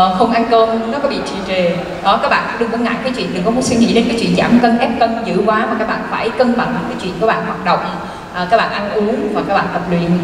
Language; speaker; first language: Vietnamese; non-native, local second language; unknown